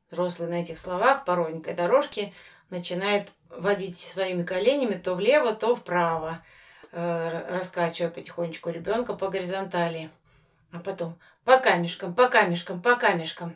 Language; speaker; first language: Russian; native; Russian